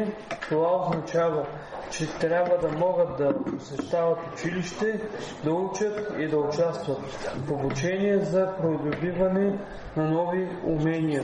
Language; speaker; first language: Bulgarian; native; Bulgarian